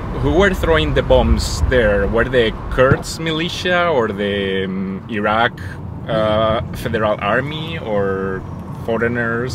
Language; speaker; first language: English; non-native, fluent; Spanish